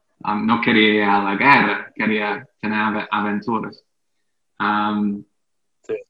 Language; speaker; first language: Spanish; non-native, fluent; English